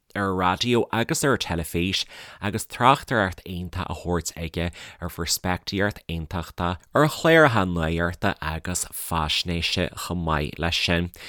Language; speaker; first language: Irish; native; Irish